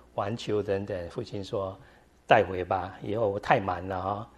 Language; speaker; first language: Chinese; native; Chinese